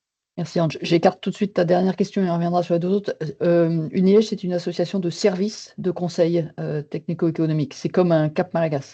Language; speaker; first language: French; native; French